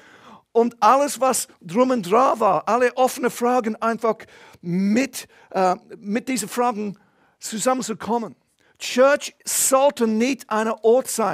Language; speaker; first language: German; non-native, fluent; English